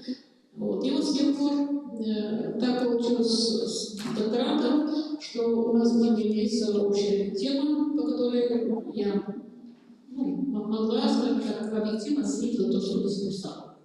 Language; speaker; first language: Russian; native; Russian